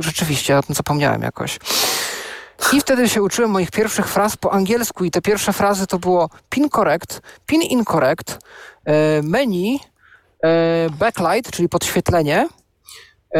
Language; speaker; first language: Polish; native; Polish